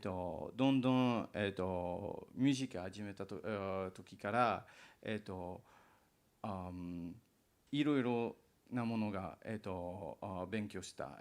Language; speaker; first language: Japanese; non-native, learner; English